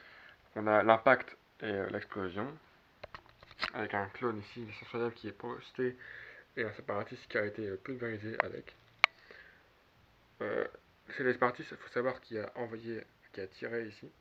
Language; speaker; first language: French; native; French